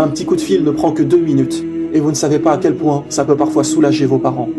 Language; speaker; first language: French; native; French